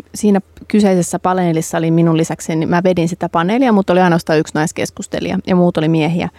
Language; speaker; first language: Finnish; non-native, fluent; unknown